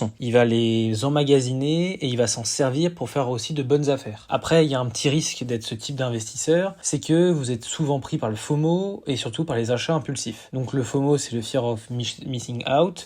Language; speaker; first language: French; native; French